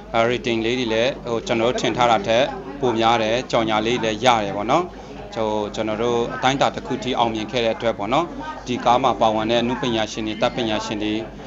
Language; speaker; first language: Burmese; non-native, local second language; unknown